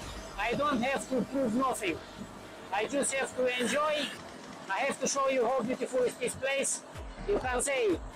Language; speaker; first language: English; non-native, learner; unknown